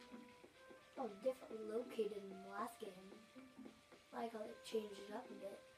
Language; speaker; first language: English; native; English